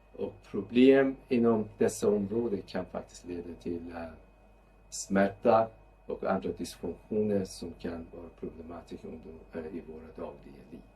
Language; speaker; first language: Swedish; non-native, fluent; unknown